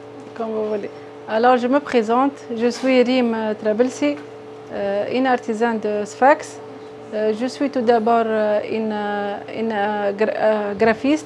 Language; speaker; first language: French; non-native, local second language; Arabic